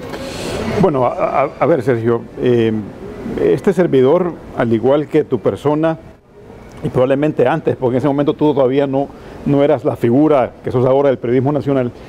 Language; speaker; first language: Spanish; native; Spanish